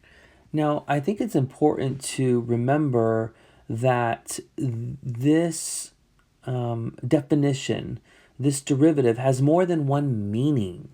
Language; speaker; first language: English; native; English